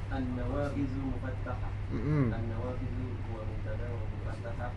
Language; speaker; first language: Arabic; non-native, learner; Indonesian